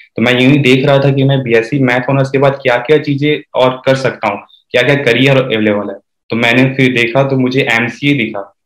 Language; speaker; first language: Hindi; native; Hindi